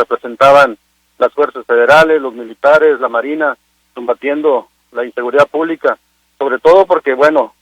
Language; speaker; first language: Spanish; native; Spanish